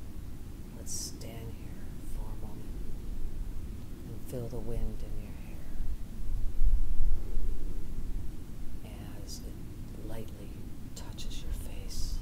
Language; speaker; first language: English; native; English